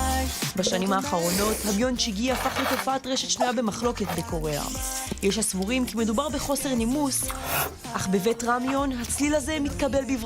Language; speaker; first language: Hebrew; native; Hebrew